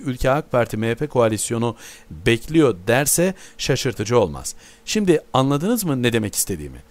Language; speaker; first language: Turkish; native; Turkish